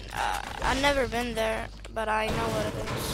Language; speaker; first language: English; non-native, learner; Swedish